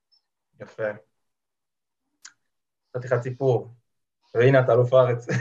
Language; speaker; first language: Hebrew; native; Hebrew